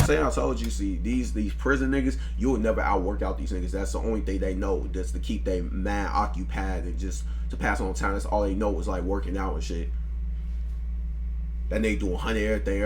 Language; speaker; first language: English; native; English